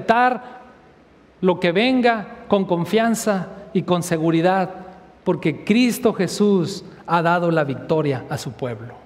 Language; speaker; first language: Spanish; native; Spanish